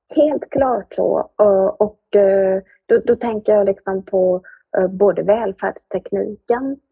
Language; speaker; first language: Swedish; native; Swedish